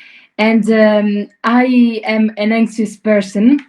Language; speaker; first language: English; non-native, learner; Italian